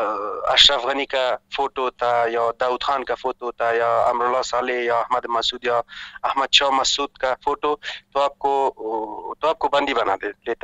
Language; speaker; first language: Hindi; non-native, learner; Persian